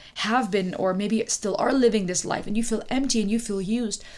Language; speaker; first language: English; early bilingual, other home language; German